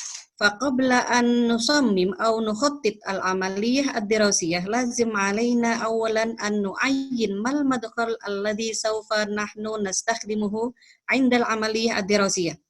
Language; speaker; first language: Arabic; non-native, fluent; Indonesian